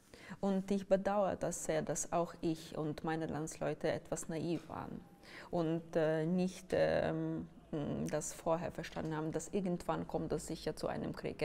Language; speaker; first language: German; non-native, fluent; Ukrainian